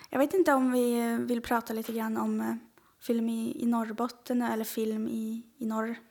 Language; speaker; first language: Swedish; native; Swedish